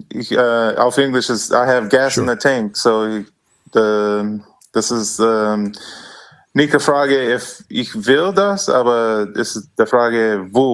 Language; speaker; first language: German; non-native, learner; English